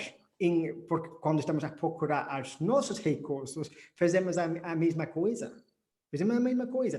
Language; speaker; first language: Portuguese; non-native, fluent; English